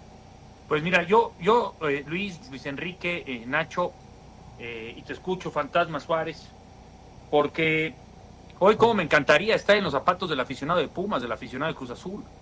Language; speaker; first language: Spanish; native; Spanish